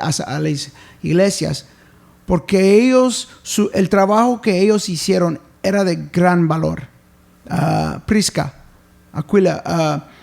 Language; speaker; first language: Spanish; early bilingual, heritage; English